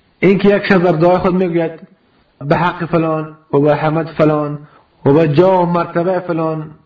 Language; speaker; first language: Persian; native; Persian